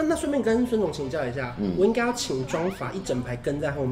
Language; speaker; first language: Chinese; native; Chinese